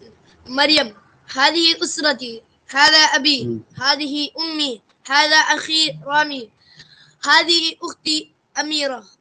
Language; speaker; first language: Arabic; non-native, learner; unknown